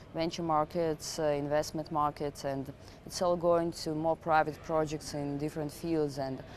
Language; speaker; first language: English; non-native, fluent; Russian